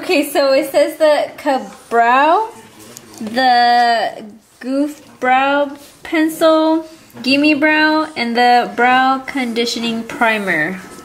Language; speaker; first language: English; early bilingual, other home language; Spanish